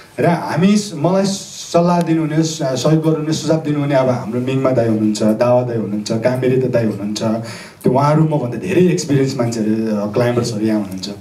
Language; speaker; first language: Nepali; non-native, local second language; Sherpa